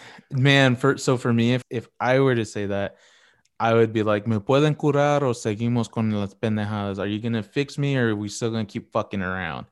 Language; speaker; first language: English; early bilingual, other home language; Spanish